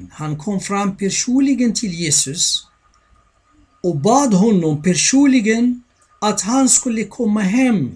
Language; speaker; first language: Swedish; non-native, fluent; Arabic